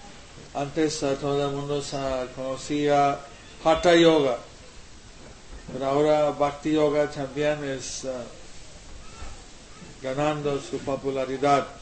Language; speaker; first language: Spanish; non-native, learner; English